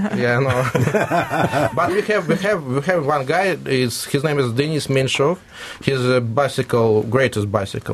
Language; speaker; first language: English; non-native, learner; Russian